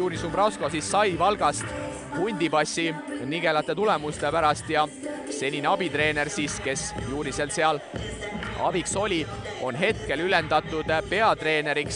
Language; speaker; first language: Estonian; native; Estonian